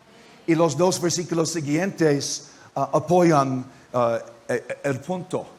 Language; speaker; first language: Spanish; non-native, learner; English